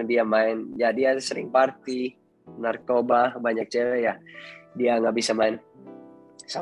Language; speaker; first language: Indonesian; non-native, fluent; Dutch